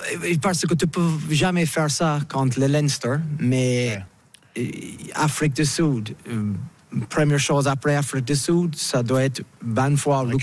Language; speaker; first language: French; non-native, fluent; English